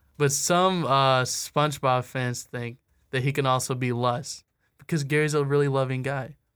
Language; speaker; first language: English; native; English